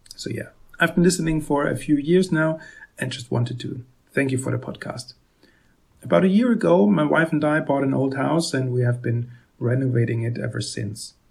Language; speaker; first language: English; non-native, fluent; German